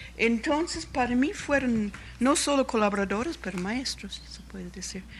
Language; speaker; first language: Spanish; non-native, fluent; English